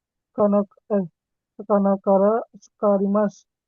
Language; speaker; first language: Japanese; non-native, learner; Indonesian